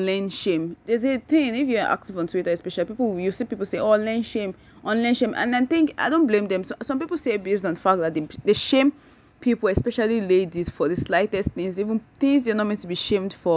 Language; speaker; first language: English; non-native, local second language; Yoruba